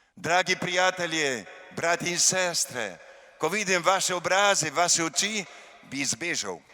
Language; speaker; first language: Slovenian; early bilingual, heritage; Slovenian